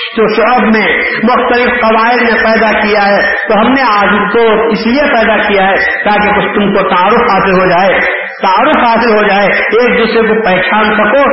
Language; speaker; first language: Urdu; native; Urdu